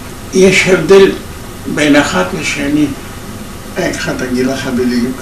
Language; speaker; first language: Hebrew; non-native, fluent; Yiddish